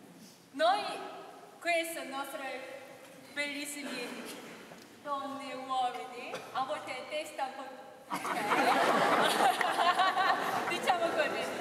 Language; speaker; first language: Italian; non-native, learner; Korean